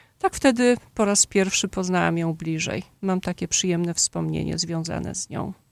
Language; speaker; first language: Polish; native; Polish